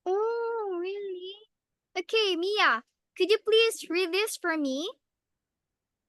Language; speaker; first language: English; non-native, local second language; Filipino